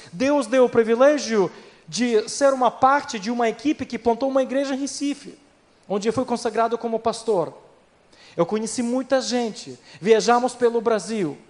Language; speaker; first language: Portuguese; non-native, fluent; Ukrainian